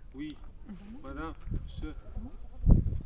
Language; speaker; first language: French; non-native, fluent; Arabic